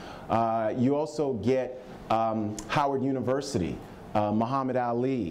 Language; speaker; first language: English; native; English